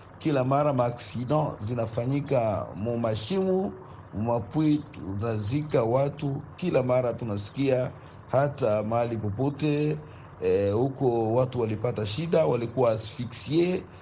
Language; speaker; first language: Swahili; native; Swahili